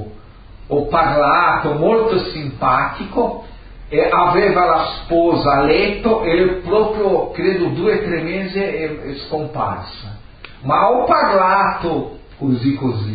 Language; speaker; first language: Italian; early bilingual, heritage; Italian